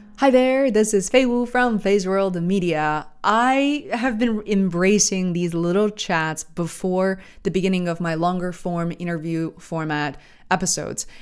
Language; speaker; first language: English; non-native, fluent; Chinese